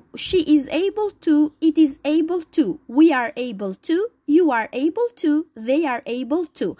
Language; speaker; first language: English; non-native, fluent; Albanian